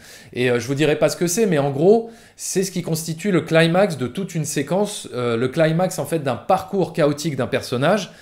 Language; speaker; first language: French; native; French